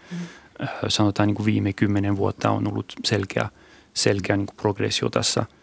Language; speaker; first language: Finnish; non-native, fluent; French